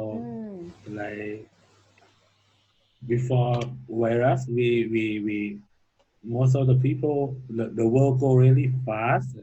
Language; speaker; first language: English; non-native, learner; Thai